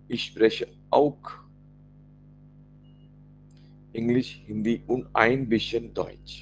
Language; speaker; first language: German; non-native, fluent; Marathi